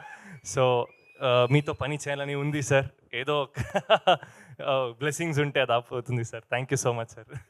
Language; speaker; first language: Telugu; non-native, learner; Kannada